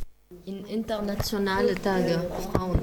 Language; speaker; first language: German; non-native, learner; Arabic